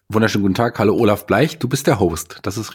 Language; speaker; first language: German; native; German